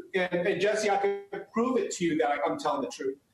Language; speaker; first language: English; early bilingual, other home language; Chinese